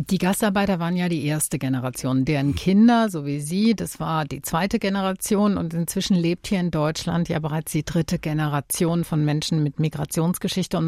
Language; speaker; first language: German; native; German